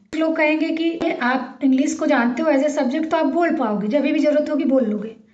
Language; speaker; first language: Hindi; native; Hindi